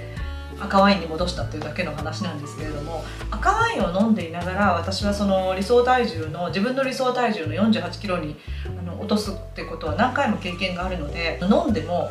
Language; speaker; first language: Japanese; native; Japanese